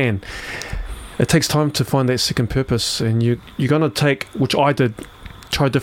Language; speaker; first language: English; native; English